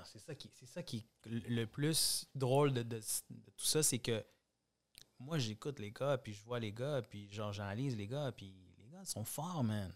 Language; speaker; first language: French; early bilingual, other home language; Spanish